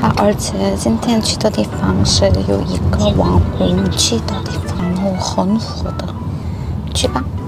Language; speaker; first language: Chinese; non-native, fluent; Korean